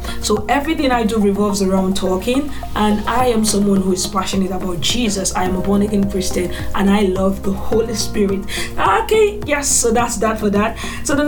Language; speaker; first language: English; non-native, local second language; Igbo